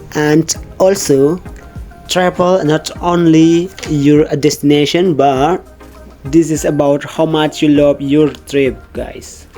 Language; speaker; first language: English; non-native, learner; Indonesian